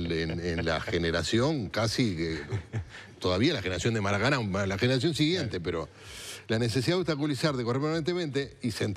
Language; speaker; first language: Spanish; native; Spanish